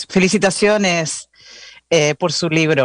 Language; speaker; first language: Spanish; native; Spanish